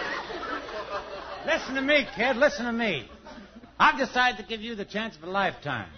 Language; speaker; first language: English; native; English